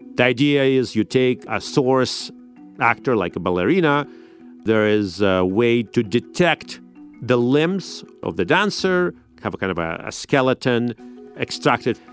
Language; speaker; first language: English; non-native, fluent; Russian